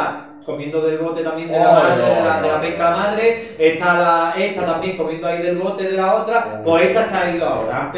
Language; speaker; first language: Spanish; native; Spanish